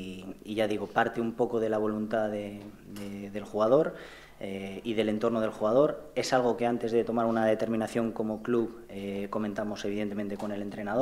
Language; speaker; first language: Spanish; native; Spanish